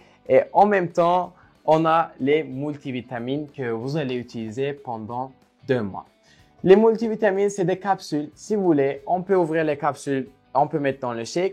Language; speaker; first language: French; non-native, fluent; Turkish